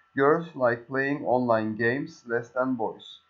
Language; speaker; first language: English; non-native, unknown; Turkish